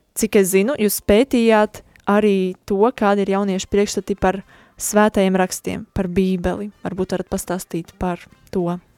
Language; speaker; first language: Latvian; native; Latvian